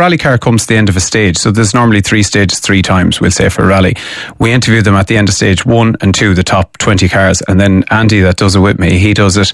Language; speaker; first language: English; native; English